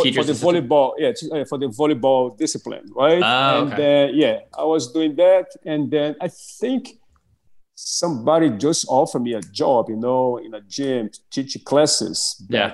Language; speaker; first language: English; non-native, fluent; Portuguese